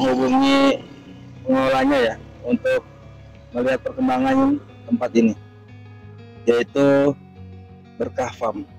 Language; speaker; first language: Indonesian; native; Indonesian